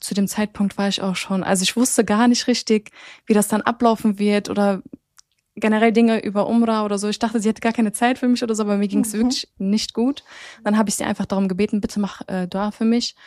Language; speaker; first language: German; early bilingual, other home language; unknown